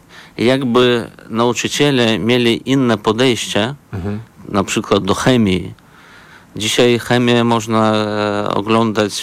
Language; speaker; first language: Polish; non-native, fluent; Belarusian